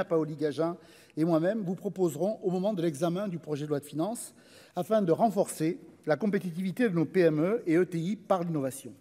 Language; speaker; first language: French; native; French